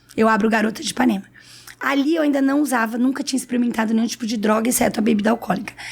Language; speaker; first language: Portuguese; native; Portuguese